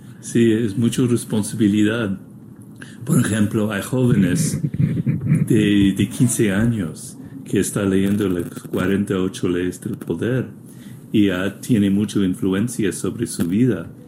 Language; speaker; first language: Spanish; non-native, fluent; English